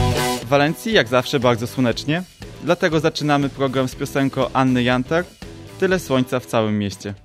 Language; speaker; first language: Polish; native; Polish